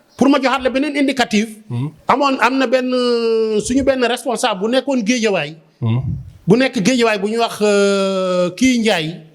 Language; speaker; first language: Wolof; native; Wolof